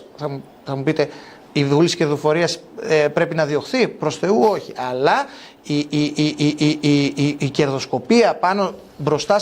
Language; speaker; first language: Greek; native; Greek